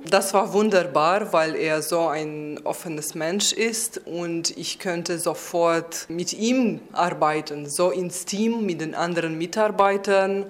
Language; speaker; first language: German; non-native, fluent; Romanian